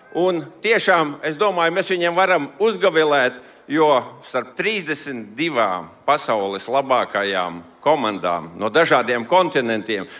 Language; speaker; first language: Latvian; native; Latvian